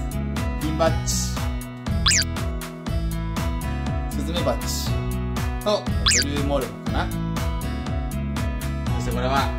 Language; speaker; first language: Japanese; native; Japanese